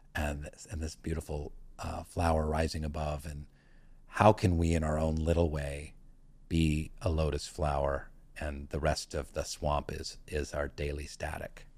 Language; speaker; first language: English; native; English